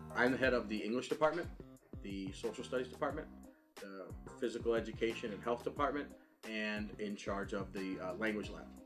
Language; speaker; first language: English; native; English